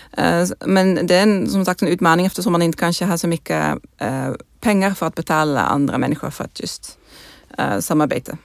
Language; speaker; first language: Swedish; non-native, fluent; Dutch